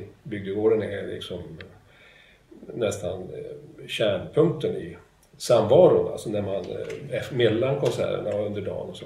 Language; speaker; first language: Swedish; native; Swedish